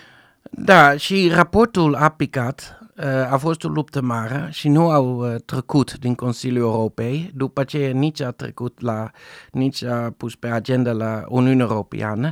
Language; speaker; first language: Romanian; non-native, fluent; Dutch